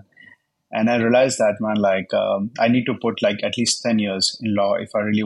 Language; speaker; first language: English; non-native, local second language; Hindi